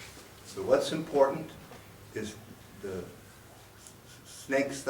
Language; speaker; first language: English; non-native, learner; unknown